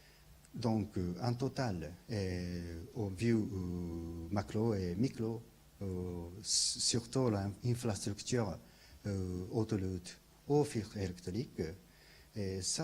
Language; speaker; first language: French; non-native, learner; Japanese